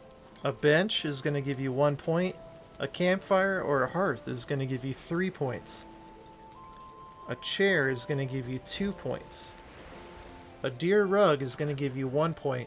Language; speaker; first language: English; native; English